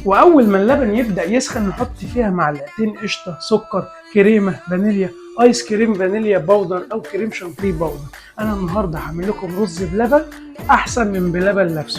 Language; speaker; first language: Arabic; native; Arabic